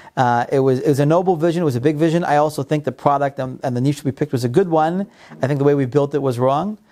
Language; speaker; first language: English; non-native, fluent; Hebrew